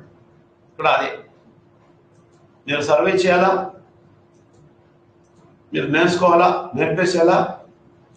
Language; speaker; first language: Telugu; non-native, fluent; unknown